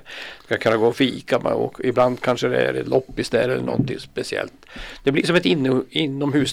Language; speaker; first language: Swedish; native; Swedish